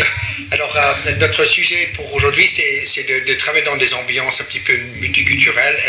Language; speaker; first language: French; non-native, fluent; English